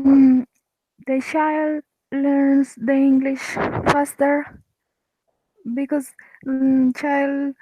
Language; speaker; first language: English; non-native, learner; Spanish